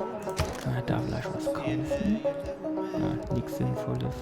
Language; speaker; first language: German; native; German